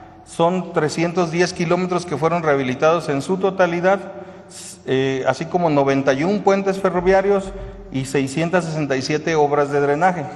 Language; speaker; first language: Spanish; native; Spanish